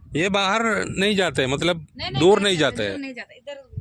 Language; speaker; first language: Hindi; non-native, local second language; Malayalam